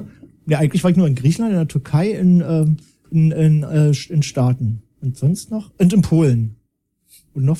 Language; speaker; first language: German; native; German